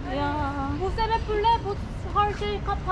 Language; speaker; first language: Turkish; non-native, learner; Korean